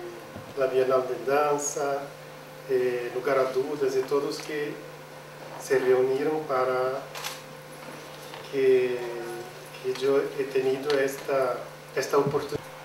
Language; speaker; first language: Spanish; non-native, learner; Portuguese